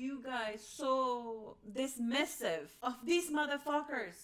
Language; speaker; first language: English; non-native, fluent; Spanish